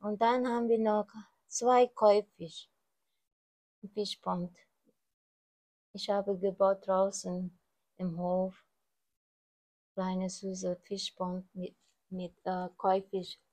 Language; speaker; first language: German; non-native, learner; Filipino